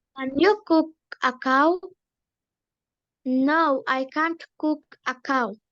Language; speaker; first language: English; non-native, learner; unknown